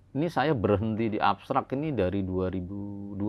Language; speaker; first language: Indonesian; native; Indonesian